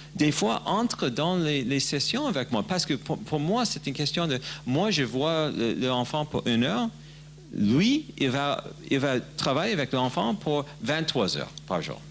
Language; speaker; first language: French; non-native, learner; English